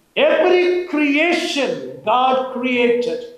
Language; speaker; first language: English; non-native, local second language; Malayalam